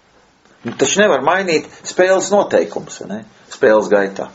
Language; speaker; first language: Latvian; native; Latvian